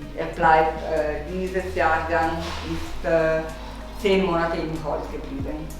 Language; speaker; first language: German; non-native, local second language; Italian